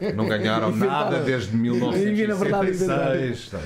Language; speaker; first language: Portuguese; non-native, fluent; English